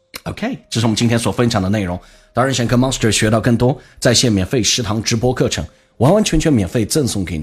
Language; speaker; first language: Chinese; native; Chinese